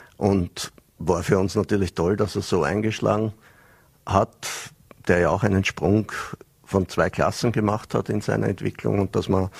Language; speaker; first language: German; native; German